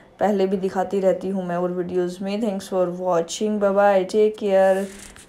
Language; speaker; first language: Hindi; native; Hindi